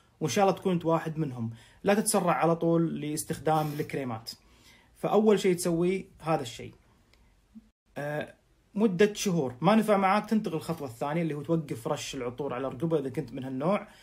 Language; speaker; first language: Arabic; native; Arabic